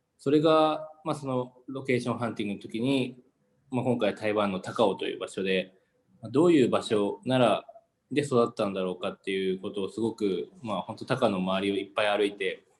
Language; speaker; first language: Japanese; native; Japanese